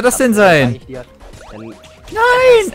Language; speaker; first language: German; native; German